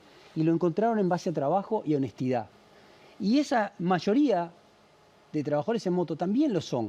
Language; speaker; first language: Spanish; native; Spanish